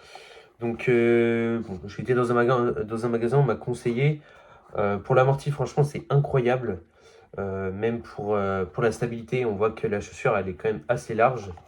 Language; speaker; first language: French; native; French